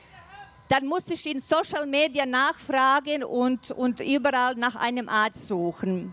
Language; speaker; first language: German; non-native, fluent; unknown